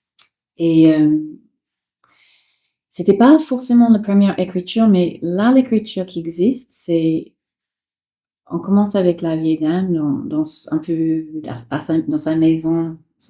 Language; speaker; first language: French; non-native, fluent; English